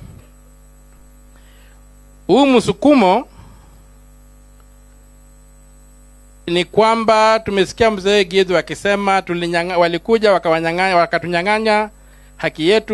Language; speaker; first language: Swahili; non-native, local second language; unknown